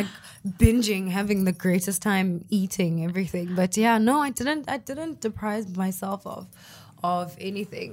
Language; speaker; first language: English; non-native, local second language; Xhosa